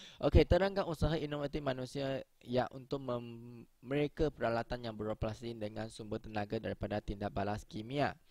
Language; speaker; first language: Malay; native; Malay